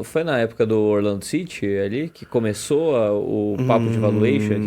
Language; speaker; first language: Portuguese; native; Portuguese